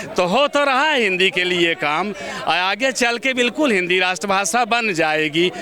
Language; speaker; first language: Hindi; native; Hindi